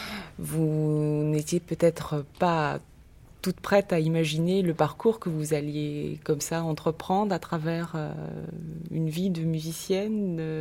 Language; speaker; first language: French; native; French